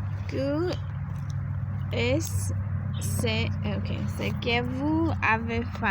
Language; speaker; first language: French; non-native, learner; English